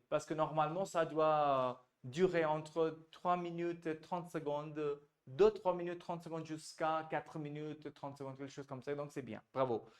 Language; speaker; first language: French; non-native, fluent; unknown